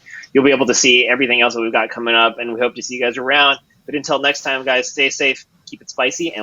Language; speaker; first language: English; native; English